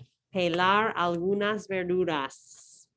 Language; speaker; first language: Spanish; non-native, learner; English